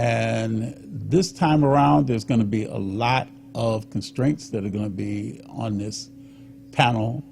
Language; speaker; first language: English; native; English